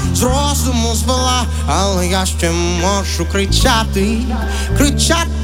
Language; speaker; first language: Ukrainian; native; Ukrainian